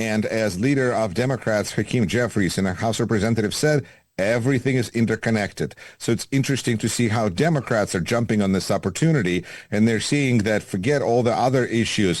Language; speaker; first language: English; non-native, fluent; Russian